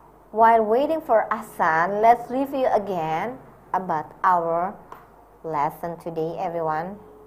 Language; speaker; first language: English; non-native, learner; Indonesian